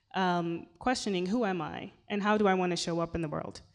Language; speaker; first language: English; non-native, local second language; Swahili